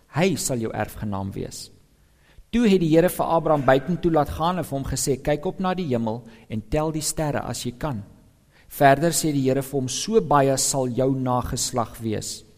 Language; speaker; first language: Afrikaans; non-native, local second language; English